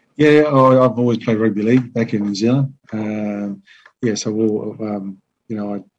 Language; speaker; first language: English; native; English